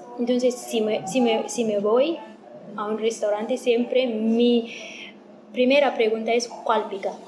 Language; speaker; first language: Spanish; non-native, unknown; Amharic